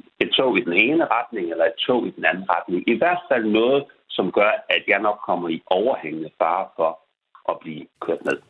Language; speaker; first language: Danish; native; Danish